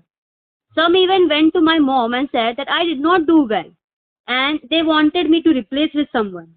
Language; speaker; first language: English; non-native, local second language; Malayalam